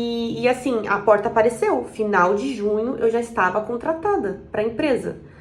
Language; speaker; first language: Portuguese; native; Portuguese